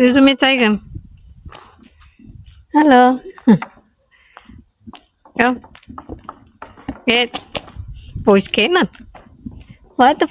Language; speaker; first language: German; non-native, learner; Indonesian